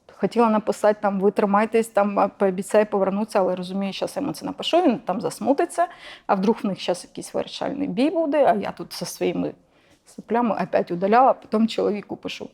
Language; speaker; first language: Ukrainian; non-native, local second language; Russian